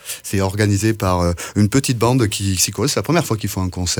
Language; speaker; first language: French; native; French